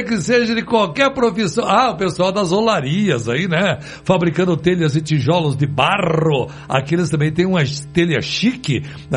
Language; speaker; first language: Portuguese; native; Portuguese